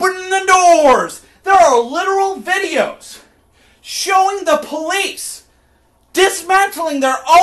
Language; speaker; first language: English; native; English